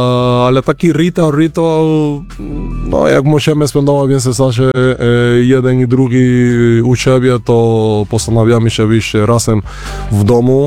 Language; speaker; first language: Polish; non-native, learner; Spanish